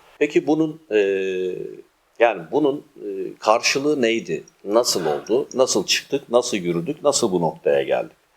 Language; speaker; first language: Turkish; native; Turkish